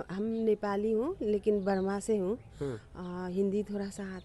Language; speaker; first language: Hindi; non-native, learner; Nepali